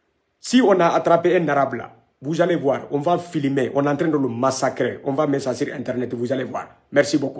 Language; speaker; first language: French; non-native, local second language; Wolof